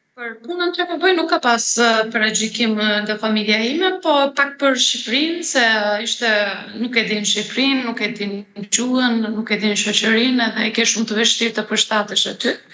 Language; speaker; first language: Albanian; early bilingual, heritage; Turkish